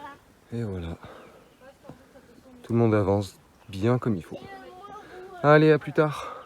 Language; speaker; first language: French; native; French